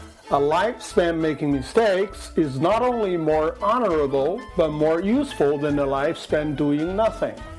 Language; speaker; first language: English; non-native, fluent; Chinese